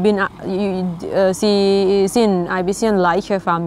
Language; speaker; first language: German; non-native, learner; Thai